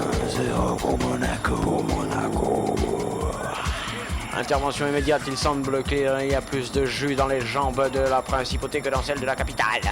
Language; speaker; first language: French; native; French